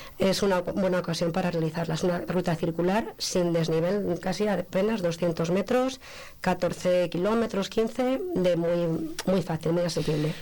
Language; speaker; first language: Spanish; native; Spanish